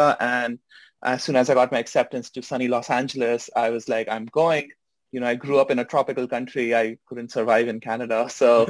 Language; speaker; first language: English; non-native, local second language; Hindi